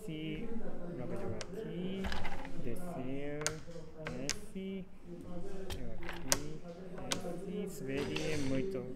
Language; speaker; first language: Portuguese; non-native, learner; Japanese